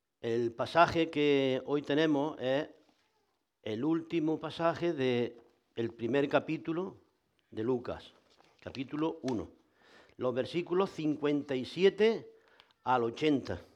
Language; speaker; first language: Spanish; native; Spanish